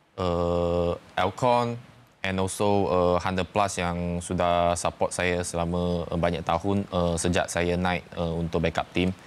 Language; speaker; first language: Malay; non-native, local second language; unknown